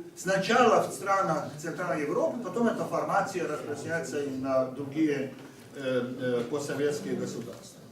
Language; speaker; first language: Russian; non-native, fluent; Hungarian